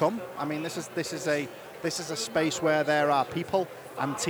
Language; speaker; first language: English; native; English